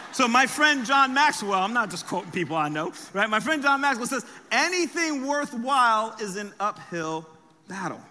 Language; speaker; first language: English; early bilingual, other home language; French